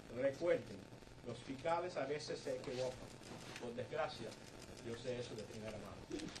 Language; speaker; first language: Spanish; early bilingual, heritage; Spanish